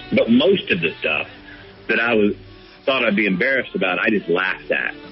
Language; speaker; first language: English; native; English